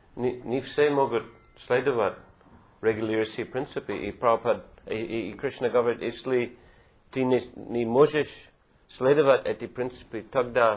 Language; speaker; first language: Russian; non-native, fluent; English